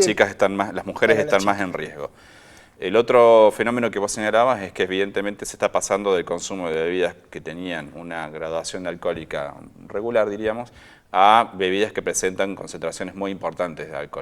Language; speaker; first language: Spanish; native; Spanish